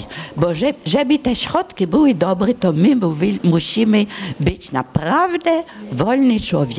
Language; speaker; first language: Polish; early bilingual, heritage; Polish